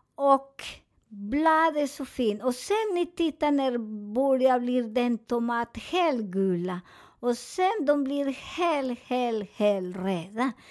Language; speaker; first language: Swedish; non-native, fluent; Spanish